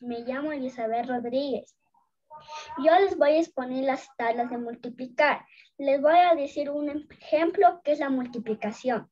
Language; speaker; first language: Spanish; native; Spanish